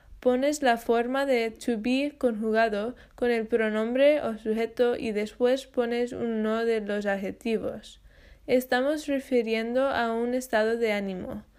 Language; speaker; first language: Spanish; non-native, fluent; English